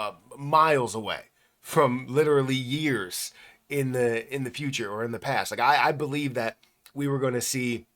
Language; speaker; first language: English; native; English